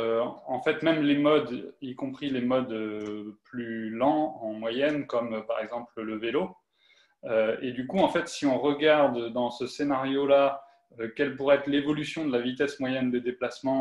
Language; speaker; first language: French; native; French